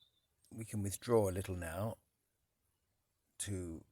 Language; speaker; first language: English; native; English